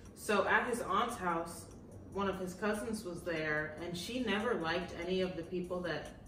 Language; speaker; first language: English; native; English